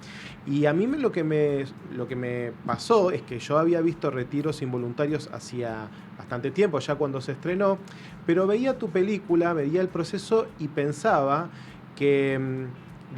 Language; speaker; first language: Spanish; native; Spanish